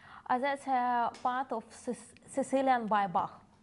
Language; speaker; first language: English; non-native, fluent; Russian